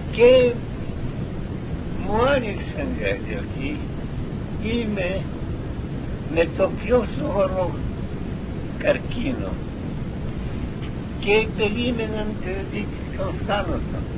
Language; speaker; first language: Greek; non-native, learner; Russian